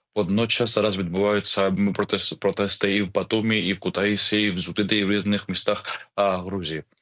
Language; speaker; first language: Ukrainian; non-native, fluent; Georgian